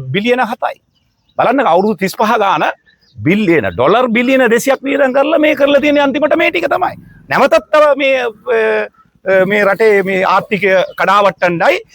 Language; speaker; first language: Sinhala; non-native, local second language; Tamil